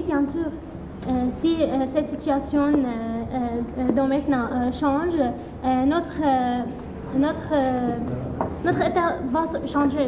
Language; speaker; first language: French; non-native, learner; Arabic